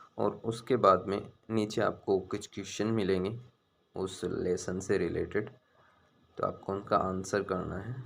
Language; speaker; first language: Hindi; native; Hindi